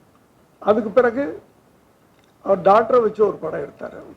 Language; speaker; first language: Tamil; native; Tamil